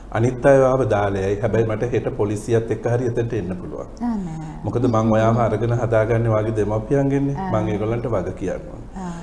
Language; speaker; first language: Sinhala; native; Sinhala